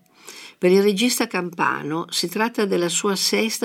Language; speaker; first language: Italian; native; Italian